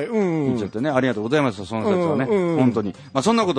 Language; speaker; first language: Japanese; native; Japanese